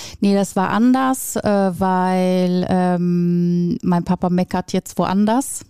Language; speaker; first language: German; non-native, fluent; Italian